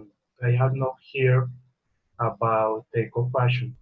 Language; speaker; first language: English; non-native, learner; Spanish